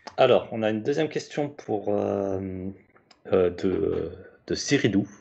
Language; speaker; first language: French; native; French